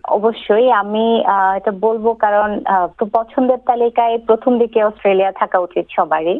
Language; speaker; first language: Bangla; native; Bangla